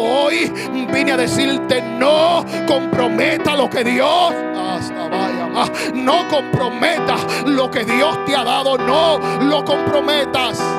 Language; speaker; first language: Spanish; native; Spanish